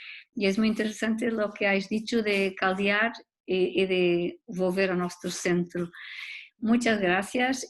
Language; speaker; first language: Spanish; non-native, learner; Portuguese